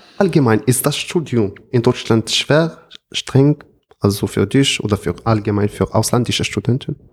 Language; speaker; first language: German; non-native, fluent; Arabic